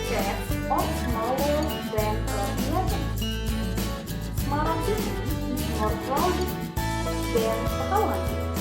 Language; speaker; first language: English; non-native, learner; Indonesian